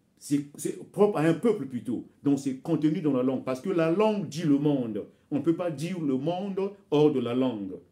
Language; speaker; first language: French; non-native, local second language; Bembe